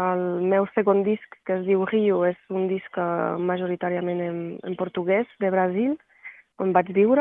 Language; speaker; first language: Catalan; non-native, local second language; French